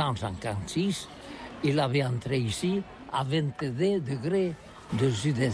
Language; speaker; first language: French; non-native, learner; Catalan